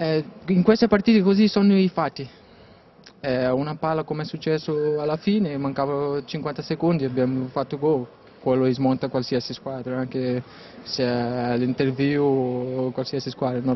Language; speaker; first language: Italian; non-native, fluent; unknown